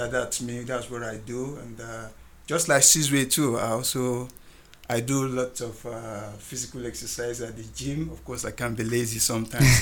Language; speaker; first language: English; non-native, local second language; Yoruba